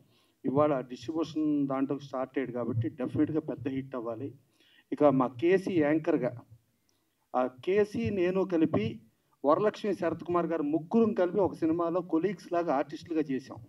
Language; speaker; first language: Telugu; native; Telugu